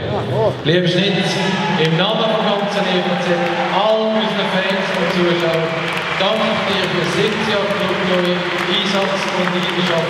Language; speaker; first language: German; native; German